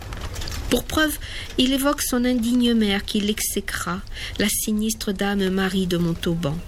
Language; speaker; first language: French; native; French